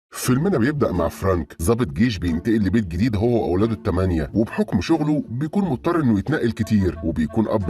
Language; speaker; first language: Arabic; native; Arabic